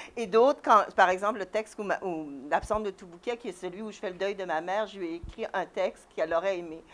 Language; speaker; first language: French; native; French